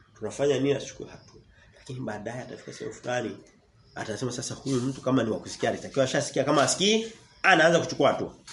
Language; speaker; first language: Swahili; native; Swahili